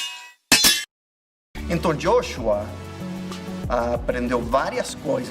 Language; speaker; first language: Portuguese; non-native, fluent; English